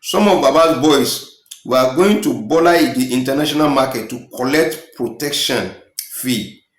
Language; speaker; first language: English; non-native, local second language; Yoruba